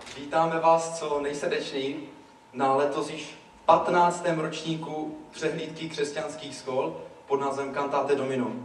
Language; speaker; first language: Czech; native; Czech